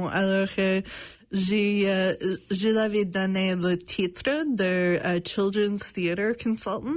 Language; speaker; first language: French; non-native, local second language; English